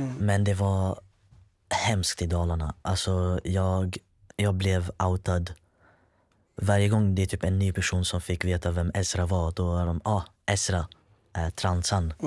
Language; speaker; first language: Swedish; early bilingual, other home language; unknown